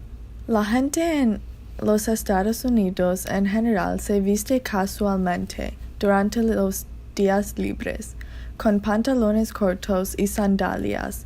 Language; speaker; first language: Spanish; non-native, learner; English